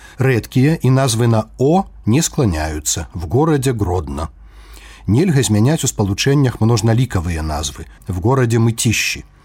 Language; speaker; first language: Belarusian; native; Belarusian